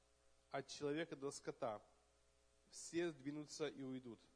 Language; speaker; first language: Russian; native; Russian